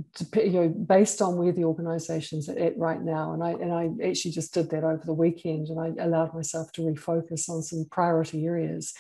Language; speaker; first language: English; native; English